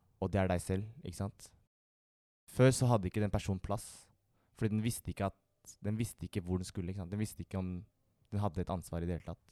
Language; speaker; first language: Norwegian; early bilingual, other home language; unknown